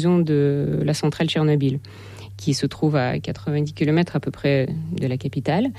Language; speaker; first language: French; non-native, fluent; Russian